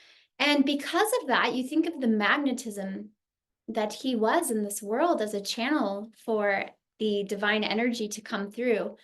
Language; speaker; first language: English; native; English